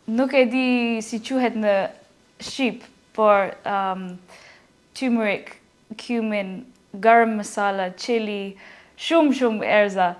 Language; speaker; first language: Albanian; non-native, learner; English